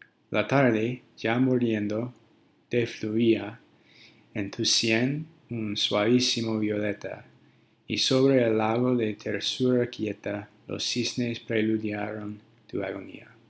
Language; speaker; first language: Spanish; non-native, fluent; English